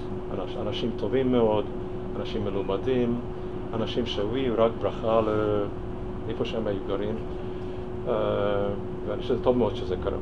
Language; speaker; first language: Hebrew; non-native, fluent; Hungarian